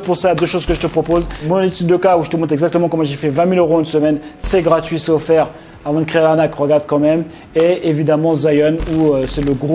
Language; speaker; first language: French; native; French